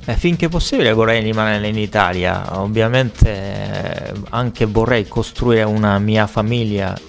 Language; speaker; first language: Italian; non-native, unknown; Japanese